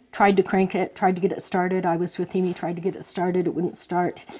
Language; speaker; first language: English; native; English